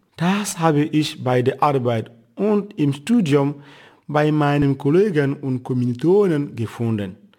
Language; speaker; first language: German; non-native, fluent; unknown